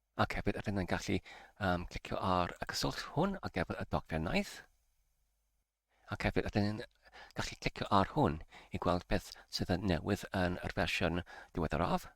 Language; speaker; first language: Welsh; non-native, learner; English